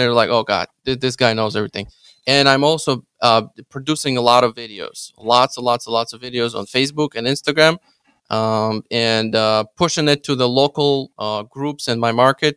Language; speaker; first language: English; non-native, fluent; Ukrainian